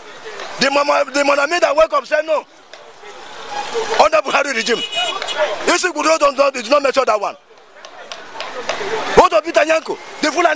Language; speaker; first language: English; non-native, local second language; Igbo